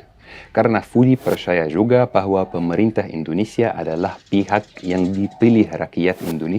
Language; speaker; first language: Indonesian; non-native, fluent; Arabic